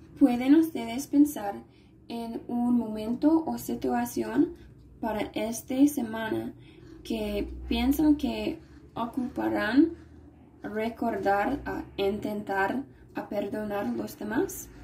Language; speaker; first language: Spanish; non-native, fluent; English